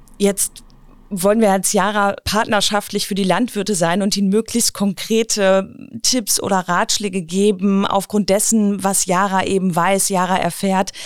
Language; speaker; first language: German; native; German